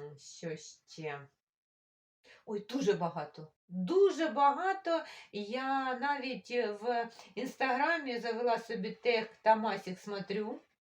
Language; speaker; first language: Ukrainian; non-native, local second language; Russian